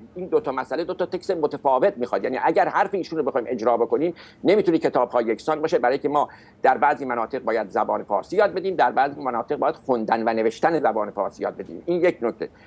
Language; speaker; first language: Persian; native; Persian